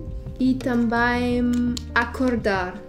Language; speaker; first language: Portuguese; non-native, learner; German